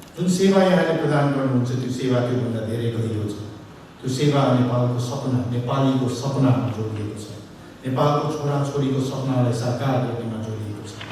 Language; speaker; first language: Nepali; native; Nepali